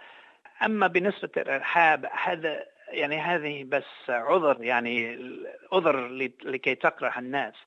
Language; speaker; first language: Arabic; non-native, fluent; English